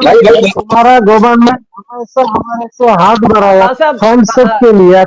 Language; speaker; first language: Hindi; non-native, fluent; Bangla